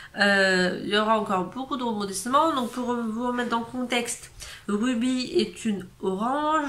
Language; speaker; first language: French; native; French